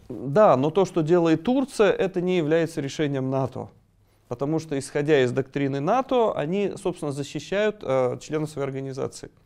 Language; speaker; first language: Russian; native; Russian